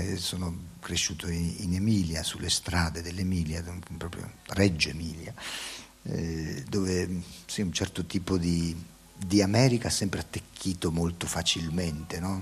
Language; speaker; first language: Italian; native; Italian